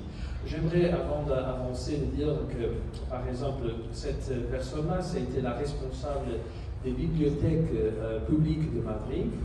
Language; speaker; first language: French; non-native, learner; Spanish